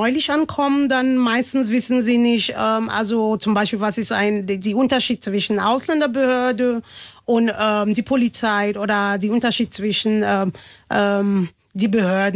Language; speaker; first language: German; non-native, fluent; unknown